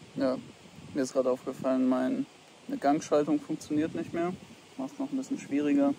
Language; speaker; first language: German; native; German